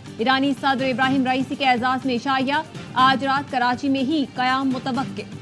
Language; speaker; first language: Urdu; native; Urdu